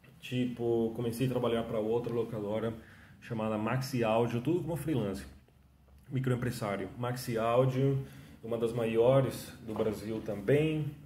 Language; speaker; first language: Portuguese; non-native, fluent; Spanish